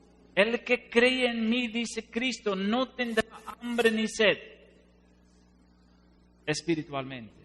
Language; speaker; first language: Spanish; non-native, fluent; Dutch